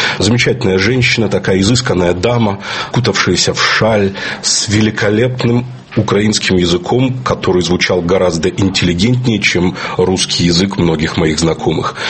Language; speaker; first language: Russian; native; Russian